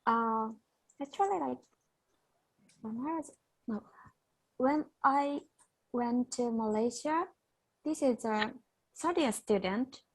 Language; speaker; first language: English; non-native, fluent; Japanese